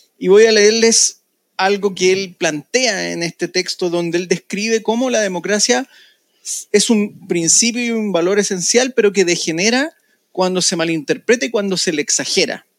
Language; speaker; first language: Spanish; native; Spanish